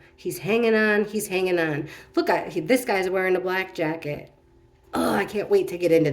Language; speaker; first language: English; native; English